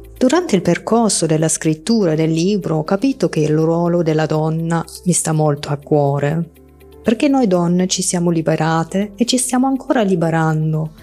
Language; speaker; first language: Italian; non-native, fluent; German